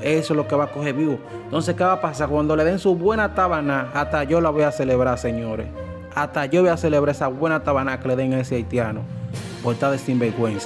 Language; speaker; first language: Spanish; native; Spanish